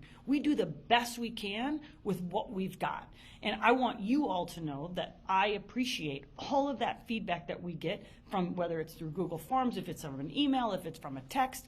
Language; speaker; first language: English; native; English